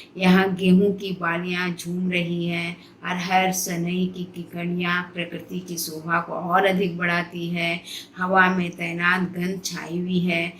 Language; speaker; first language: Hindi; non-native, local second language; Telugu